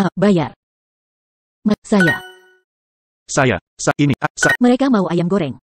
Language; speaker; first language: Indonesian; non-native, learner; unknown